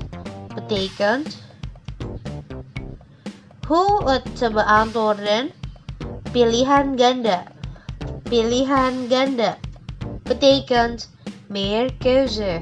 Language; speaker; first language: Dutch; non-native, learner; Indonesian